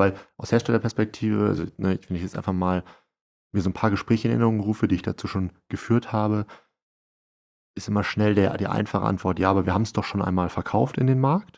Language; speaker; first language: German; native; German